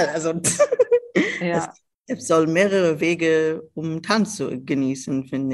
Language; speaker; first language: German; non-native, local second language; English